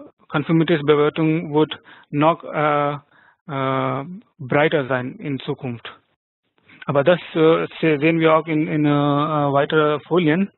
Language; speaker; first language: German; non-native, fluent; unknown